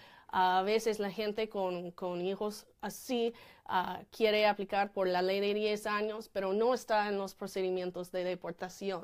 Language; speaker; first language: Spanish; non-native, fluent; English